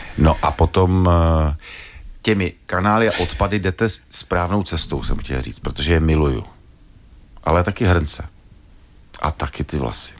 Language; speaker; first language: Czech; native; Czech